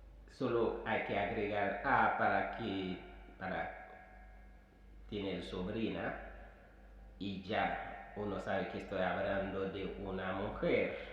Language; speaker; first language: Spanish; non-native, fluent; Haitian Creole